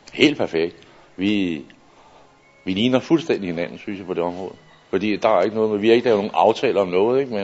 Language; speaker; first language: Danish; native; Danish